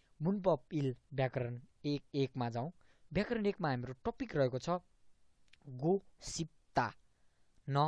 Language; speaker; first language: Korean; non-native, fluent; Nepali